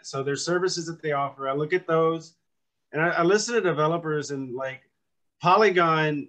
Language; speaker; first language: English; native; English